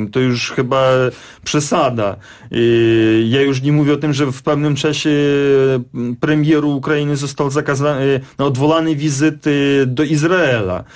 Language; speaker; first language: Polish; non-native, fluent; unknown